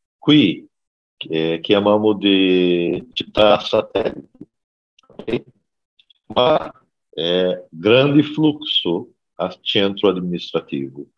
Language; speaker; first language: Italian; non-native, learner; Portuguese